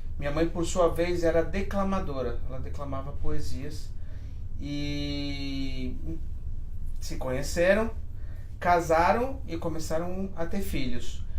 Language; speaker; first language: Portuguese; early bilingual, other home language; Spanish